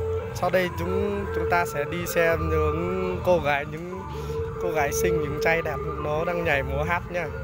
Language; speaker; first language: Vietnamese; non-native, local second language; Hmong